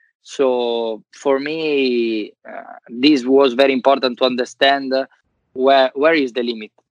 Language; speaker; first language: English; non-native, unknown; Italian